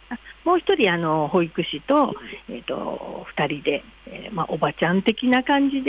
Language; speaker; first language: Japanese; native; Japanese